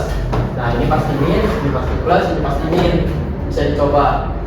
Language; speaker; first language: Indonesian; native; Indonesian